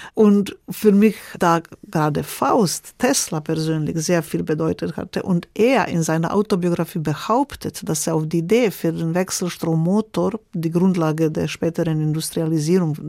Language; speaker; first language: German; non-native, fluent; Croatian